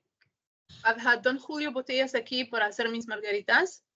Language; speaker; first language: Spanish; non-native, learner; English